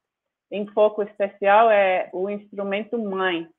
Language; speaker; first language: Portuguese; non-native, fluent; English